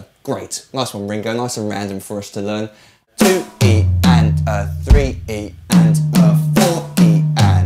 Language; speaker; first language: English; native; English